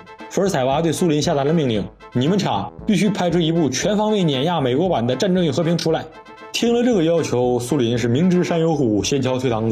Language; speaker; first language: Chinese; native; Chinese